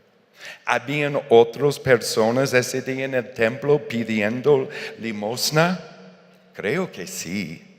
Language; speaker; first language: Spanish; non-native, fluent; English